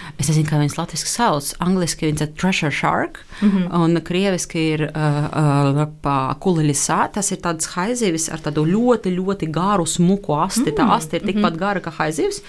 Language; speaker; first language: Latvian; non-native, local second language; Russian